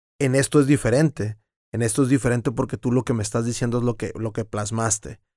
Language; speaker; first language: Spanish; native; Spanish